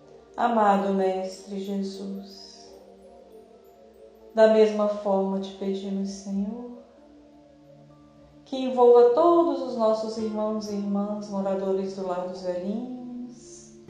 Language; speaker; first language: Portuguese; native; Portuguese